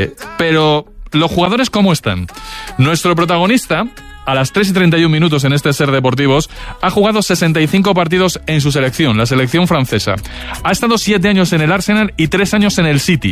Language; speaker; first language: Spanish; native; Spanish